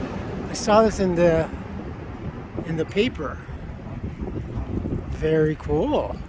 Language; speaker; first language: English; native; English